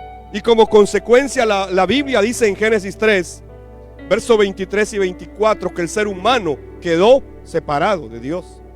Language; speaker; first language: Spanish; native; Spanish